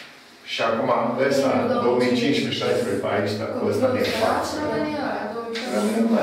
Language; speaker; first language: Romanian; native; Romanian